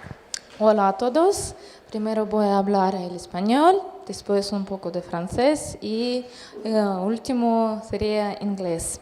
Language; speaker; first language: Spanish; non-native, fluent; Russian